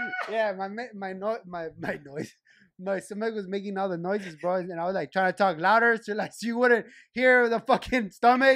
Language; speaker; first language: English; early bilingual, other home language; Spanish